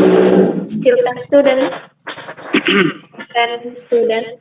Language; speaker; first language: English; non-native, learner; Indonesian